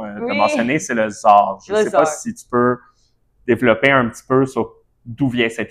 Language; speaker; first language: French; native; French